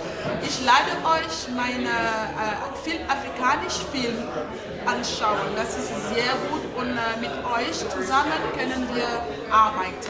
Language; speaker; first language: German; non-native, learner; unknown